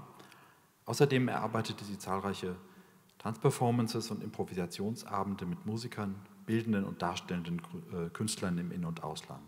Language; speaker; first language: German; native; German